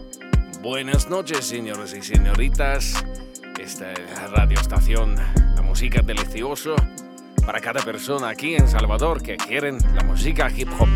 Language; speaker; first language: Spanish; non-native, learner; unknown